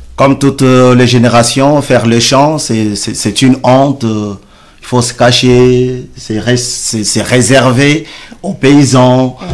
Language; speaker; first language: French; non-native, local second language; Luba-Lulua